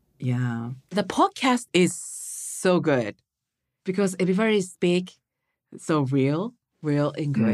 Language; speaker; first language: English; non-native, learner; Japanese